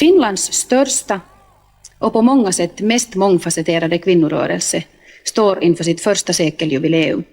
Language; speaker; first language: Swedish; native; Swedish